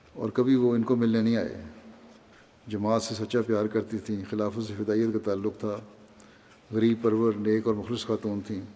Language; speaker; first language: Urdu; native; Urdu